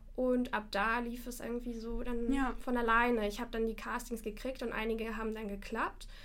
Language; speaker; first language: German; non-native, fluent; Russian